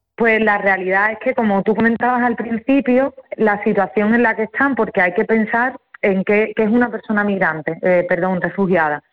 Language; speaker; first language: Spanish; native; Spanish